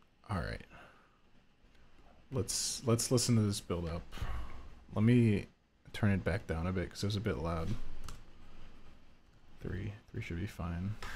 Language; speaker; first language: English; early bilingual, other home language; French